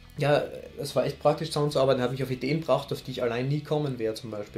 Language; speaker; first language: German; native; German